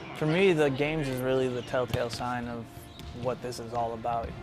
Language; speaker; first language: English; native; English